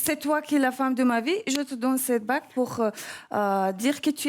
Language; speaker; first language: French; non-native, learner; English